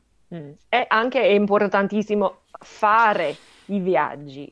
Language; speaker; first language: Italian; non-native, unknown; English